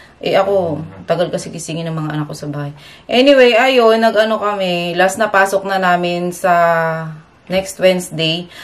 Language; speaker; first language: Filipino; native; Filipino